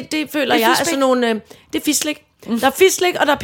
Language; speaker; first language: Danish; native; Danish